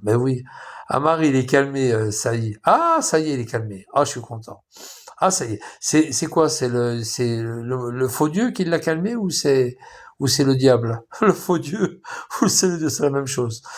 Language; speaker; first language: French; native; French